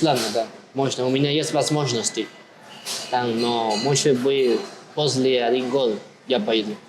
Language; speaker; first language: Russian; non-native, learner; Spanish